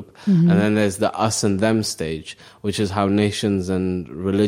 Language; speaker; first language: English; early bilingual, other home language; Somali